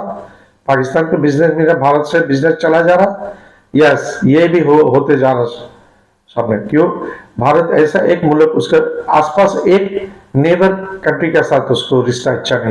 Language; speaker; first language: Hindi; non-native, fluent; Bangla